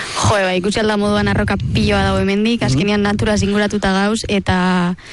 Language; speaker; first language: Basque; native; Basque